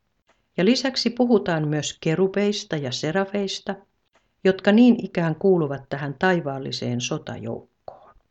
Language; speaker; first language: Finnish; native; Finnish